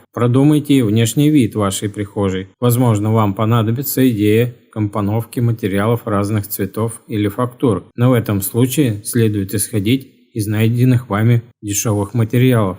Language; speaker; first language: Russian; native; Russian